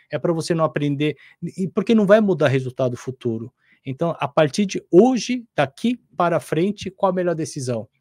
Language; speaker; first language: Portuguese; non-native, fluent; Korean